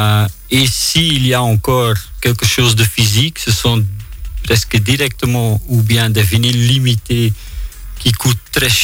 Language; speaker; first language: French; non-native, local second language; Dutch